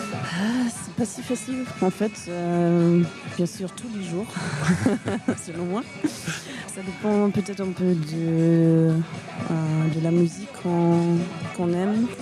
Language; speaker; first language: French; non-native, fluent; German